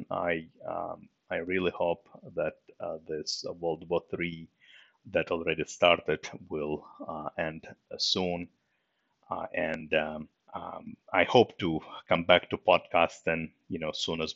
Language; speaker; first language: English; non-native, fluent; Russian